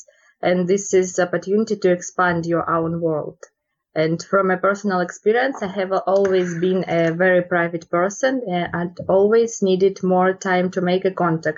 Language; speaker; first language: English; non-native, learner; Russian